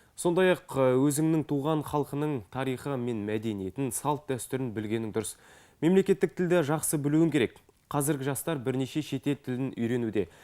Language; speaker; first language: Kazakh; native; Kazakh